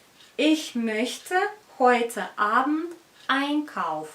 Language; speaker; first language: German; non-native, fluent; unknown